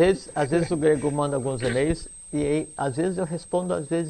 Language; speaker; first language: Portuguese; native; Portuguese